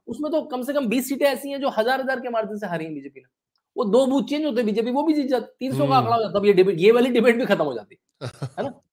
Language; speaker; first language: Hindi; native; Hindi